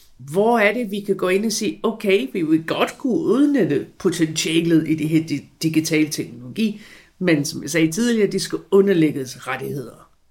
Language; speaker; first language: Danish; non-native, fluent; English